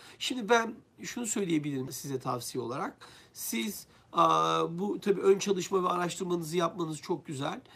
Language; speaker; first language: Turkish; native; Turkish